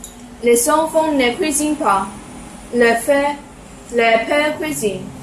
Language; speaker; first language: French; non-native, learner; Chinese